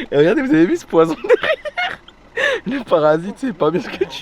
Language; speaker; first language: French; native; French